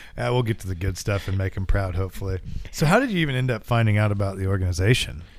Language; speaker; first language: English; native; English